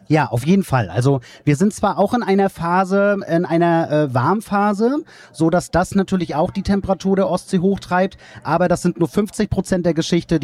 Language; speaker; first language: German; native; German